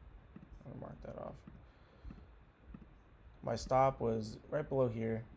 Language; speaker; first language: English; native; English